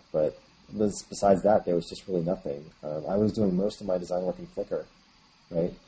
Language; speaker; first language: English; native; English